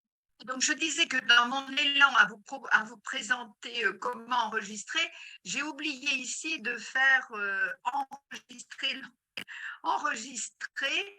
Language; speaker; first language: French; native; French